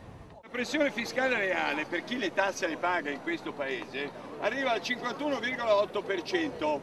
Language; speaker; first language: Italian; native; Italian